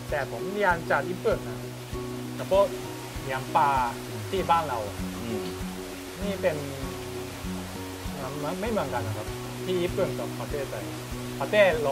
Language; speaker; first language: Thai; non-native, fluent; Japanese